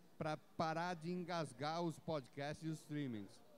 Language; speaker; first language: Portuguese; native; Portuguese